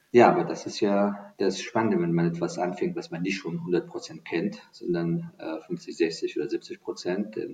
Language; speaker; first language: German; non-native, fluent; Persian